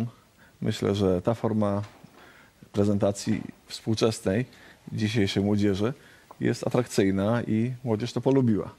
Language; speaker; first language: Polish; native; Polish